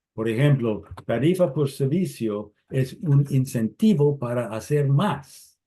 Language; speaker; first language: Spanish; non-native, fluent; English